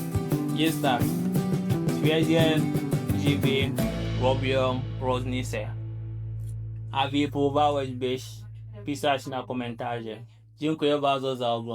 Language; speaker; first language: Polish; non-native, learner; English